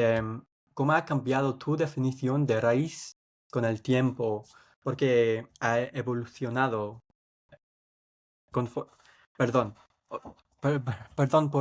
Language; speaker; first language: Spanish; non-native, fluent; English